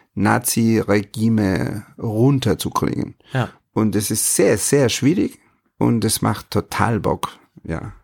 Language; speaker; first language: German; non-native, fluent; Spanish